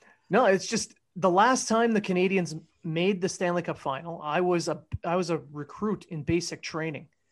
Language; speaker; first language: English; native; English